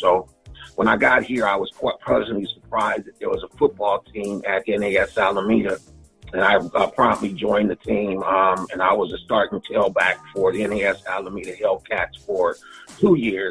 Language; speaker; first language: English; native; English